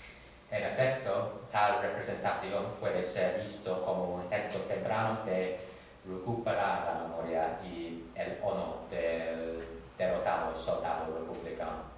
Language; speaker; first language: Spanish; non-native, fluent; English